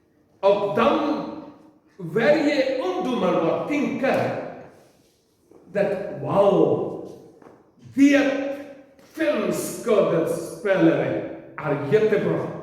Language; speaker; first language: Swedish; non-native, learner; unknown